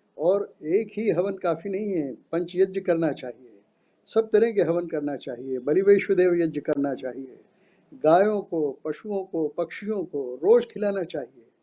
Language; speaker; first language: Hindi; native; Hindi